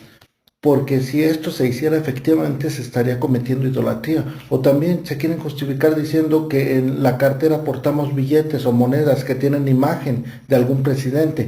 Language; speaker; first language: Spanish; native; Spanish